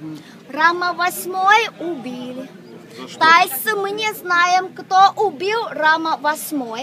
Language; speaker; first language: Russian; non-native, learner; Thai